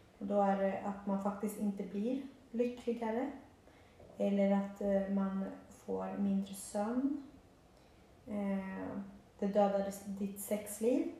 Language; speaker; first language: Swedish; early bilingual, other home language; Bosnian